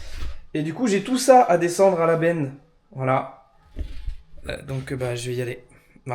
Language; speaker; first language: French; native; French